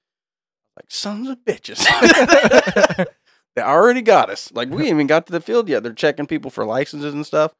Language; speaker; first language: English; native; English